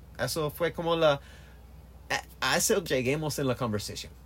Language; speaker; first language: Spanish; non-native, learner; English